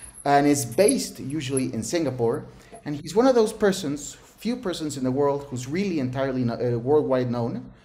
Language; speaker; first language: English; non-native, fluent; Spanish